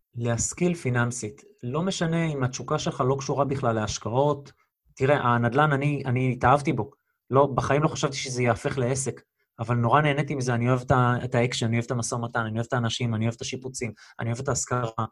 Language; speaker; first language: Hebrew; early bilingual, other home language; Russian